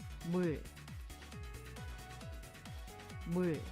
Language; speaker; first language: Korean; non-native, learner; English